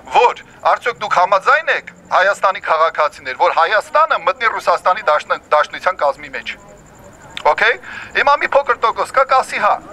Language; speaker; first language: Armenian; native; Armenian